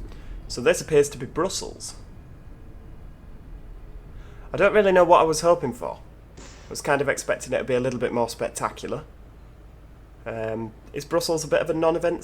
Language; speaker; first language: English; native; English